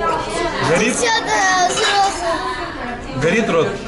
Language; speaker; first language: Russian; native; Russian